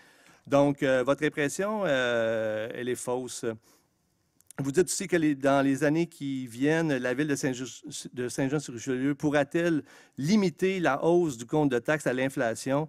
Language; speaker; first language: French; native; French